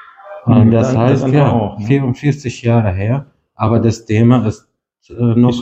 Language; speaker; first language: German; non-native, fluent; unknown